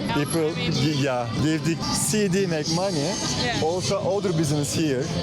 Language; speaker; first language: English; non-native, learner; Turkish